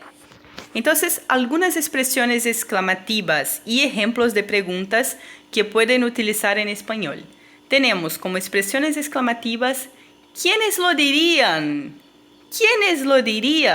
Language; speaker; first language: Spanish; non-native, fluent; Portuguese